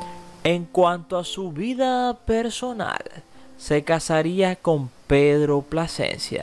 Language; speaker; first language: Spanish; native; Spanish